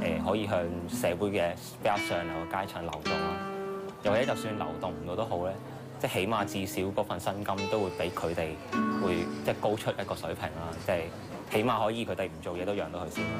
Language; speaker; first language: Chinese; non-native, local second language; Cantonese